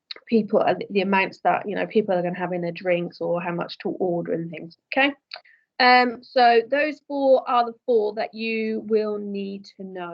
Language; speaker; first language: English; native; English